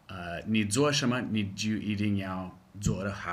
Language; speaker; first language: Chinese; non-native, fluent; English